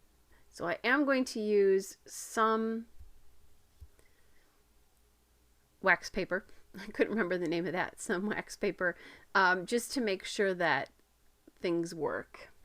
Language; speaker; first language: English; native; English